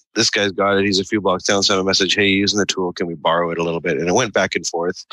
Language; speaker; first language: English; native; English